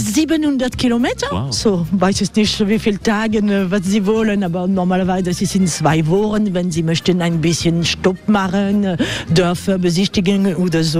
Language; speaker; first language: German; non-native, fluent; French